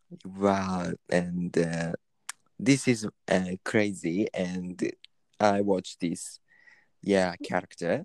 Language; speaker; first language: English; non-native, learner; Japanese